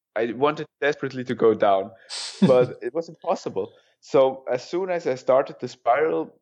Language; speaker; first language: English; non-native, fluent; German